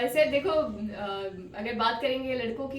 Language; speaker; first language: Hindi; native; Hindi